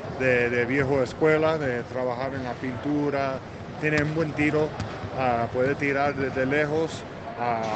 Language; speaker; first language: Spanish; early bilingual, heritage; English